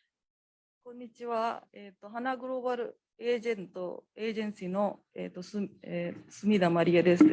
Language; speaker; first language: Japanese; non-native, fluent; Urdu